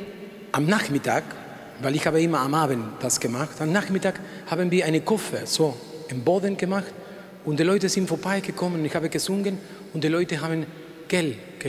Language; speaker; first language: German; non-native, learner; Spanish